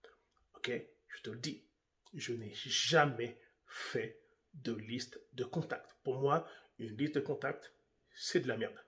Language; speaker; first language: French; native; French